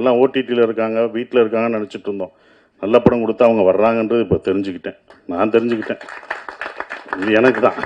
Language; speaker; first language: Tamil; native; Tamil